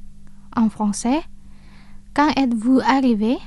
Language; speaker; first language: French; non-native, fluent; Indonesian